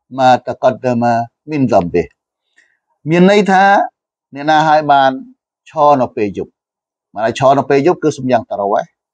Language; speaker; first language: Khmer; non-native, local second language; Western Cham